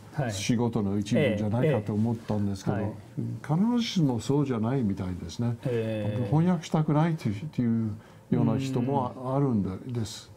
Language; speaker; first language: Japanese; non-native, fluent; English